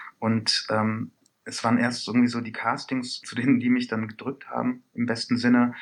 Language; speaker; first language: German; early bilingual, other home language; Persian